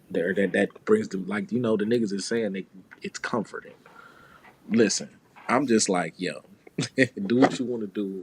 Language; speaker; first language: English; native; English